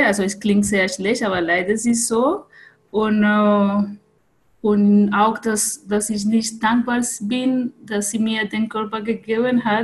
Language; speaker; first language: German; non-native, fluent; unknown